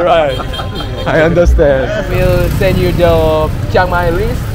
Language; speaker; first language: English; non-native, learner; Korean